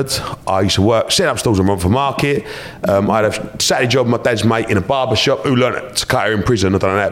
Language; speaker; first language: English; native; English